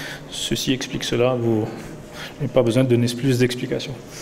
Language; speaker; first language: French; non-native, local second language; Morisyen